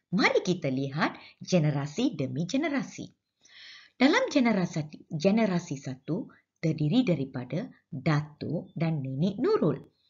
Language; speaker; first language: Malay; non-native, local second language; Tamil